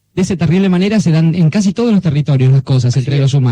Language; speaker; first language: Spanish; native; Spanish